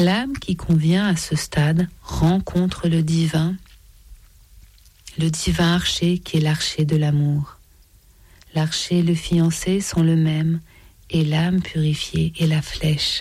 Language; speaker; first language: French; native; French